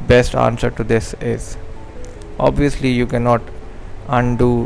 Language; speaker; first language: English; non-native, local second language; Urdu